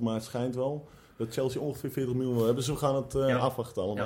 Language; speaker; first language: Dutch; native; Dutch